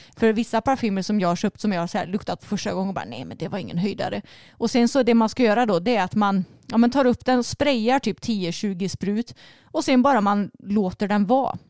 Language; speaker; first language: Swedish; native; Swedish